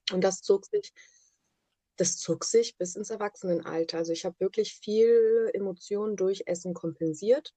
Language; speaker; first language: German; early bilingual, other home language; Italian